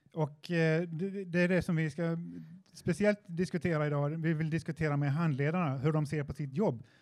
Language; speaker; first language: Swedish; native; Swedish